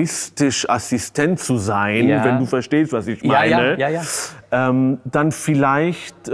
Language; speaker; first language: German; non-native, fluent; Hebrew